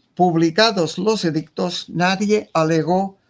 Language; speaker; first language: Spanish; non-native, local second language; Catalan